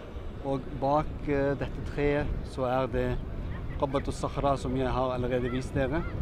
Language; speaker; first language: Norwegian; early bilingual, other home language; Urdu